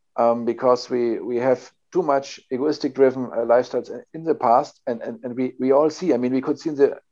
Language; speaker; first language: English; non-native, fluent; German